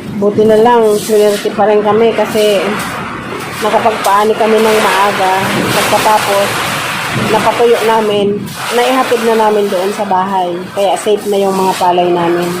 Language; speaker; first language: Filipino; non-native, local second language; Bikol